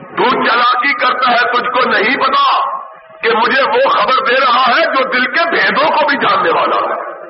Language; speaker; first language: Urdu; non-native, local second language; Punjabi